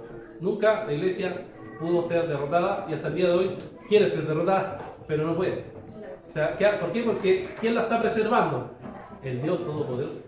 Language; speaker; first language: Spanish; native; Spanish